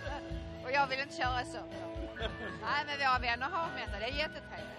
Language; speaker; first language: Swedish; non-native, learner; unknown